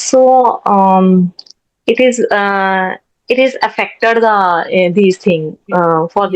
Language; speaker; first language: English; non-native, learner; Hindi